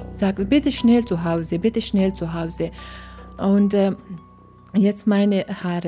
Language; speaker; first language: German; non-native, learner; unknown